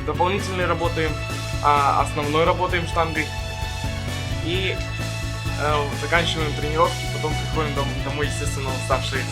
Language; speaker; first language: Russian; native; Russian